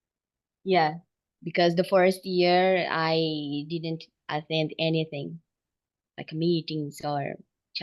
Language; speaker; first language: English; non-native, learner; Portuguese